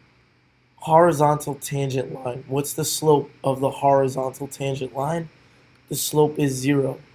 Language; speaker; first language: English; native; English